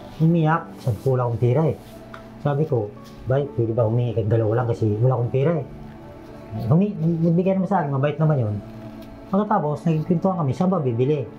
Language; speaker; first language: Filipino; non-native, local second language; Iloko